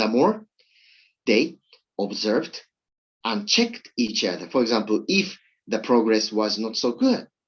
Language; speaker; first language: English; non-native, learner; Japanese